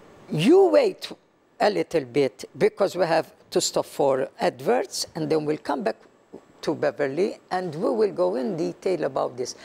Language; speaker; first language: English; non-native, local second language; Maltese